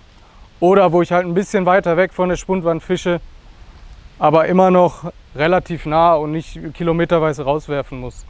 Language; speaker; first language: German; native; German